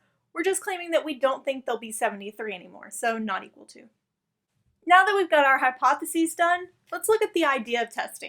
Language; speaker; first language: English; native; English